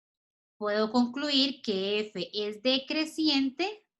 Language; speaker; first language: Spanish; native; Spanish